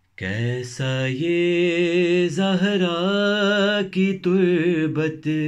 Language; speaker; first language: Hindi; early bilingual, heritage; Hindi